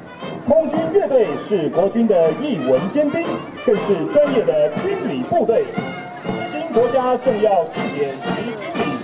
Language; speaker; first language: Chinese; native; Chinese